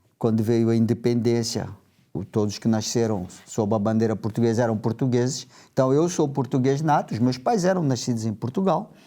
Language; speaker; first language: Portuguese; native; Portuguese